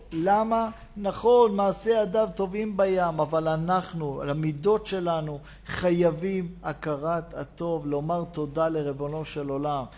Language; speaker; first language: Hebrew; native; Hebrew